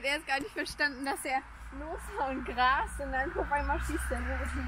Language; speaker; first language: German; native; German